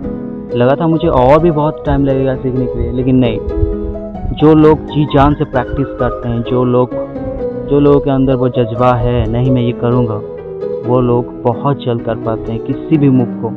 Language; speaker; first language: Hindi; non-native, local second language; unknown